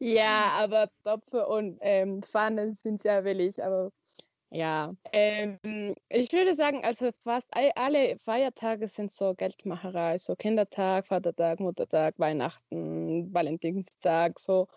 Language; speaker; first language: German; non-native, learner; Spanish